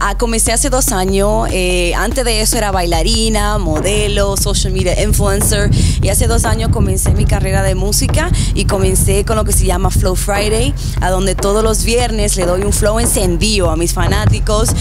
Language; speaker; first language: Spanish; early bilingual, heritage; Spanish